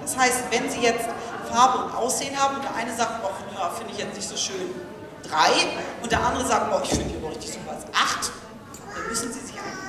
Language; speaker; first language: German; native; German